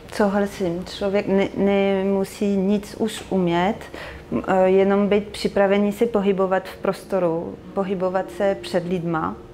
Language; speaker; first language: Czech; non-native, fluent; French